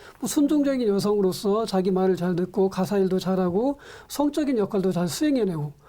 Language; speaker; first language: Korean; native; Korean